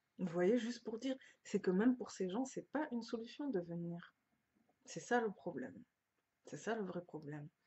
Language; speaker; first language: French; early bilingual, other home language; Lingala